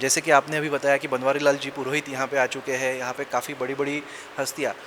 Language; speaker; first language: Hindi; non-native, local second language; Marathi